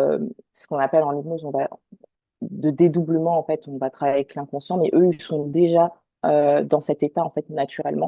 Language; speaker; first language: French; native; French